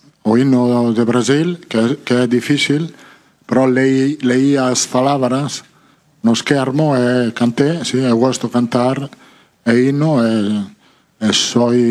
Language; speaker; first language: Portuguese; non-native, learner; Italian